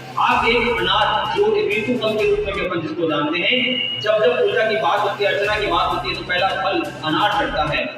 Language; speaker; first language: Hindi; native; Hindi